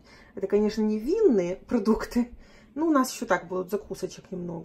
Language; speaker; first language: Russian; native; Russian